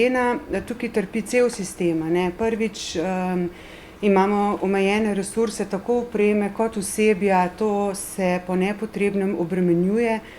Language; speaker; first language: Slovenian; native; Slovenian